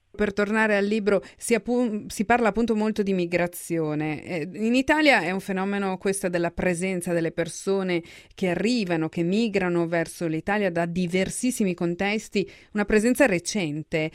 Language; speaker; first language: Italian; native; Italian